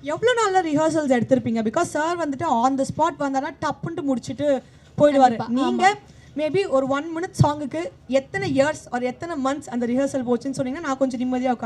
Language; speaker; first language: Tamil; native; Tamil